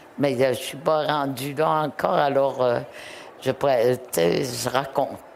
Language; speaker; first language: French; non-native, local second language; Innu-aimun